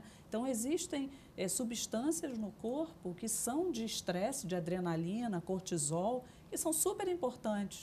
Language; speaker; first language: Portuguese; native; Portuguese